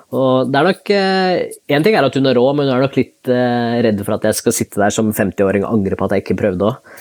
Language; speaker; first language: Norwegian; early bilingual, other home language; Spanish